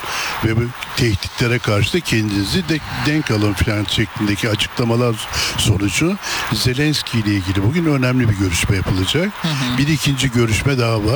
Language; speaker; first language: Turkish; native; Turkish